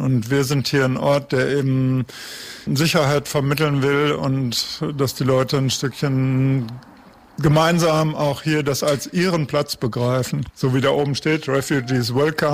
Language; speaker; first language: German; native; German